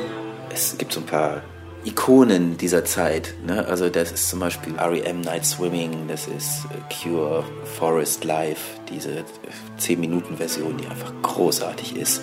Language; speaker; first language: German; native; German